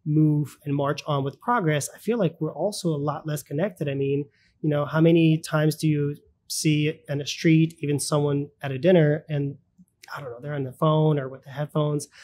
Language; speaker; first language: English; early bilingual, other home language; Russian